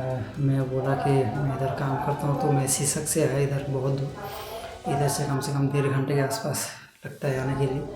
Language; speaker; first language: Hindi; non-native, local second language; Bangla